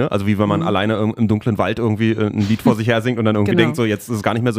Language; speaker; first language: German; native; German